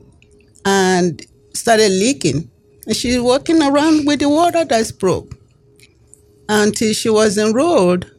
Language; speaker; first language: English; non-native, local second language; Igbo